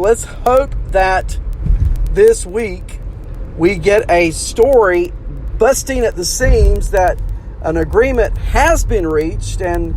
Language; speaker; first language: English; native; English